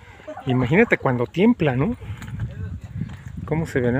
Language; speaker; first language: Spanish; native; Spanish